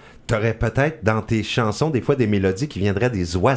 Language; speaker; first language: French; native; French